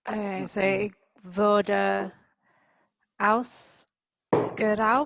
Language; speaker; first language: German; non-native, learner; English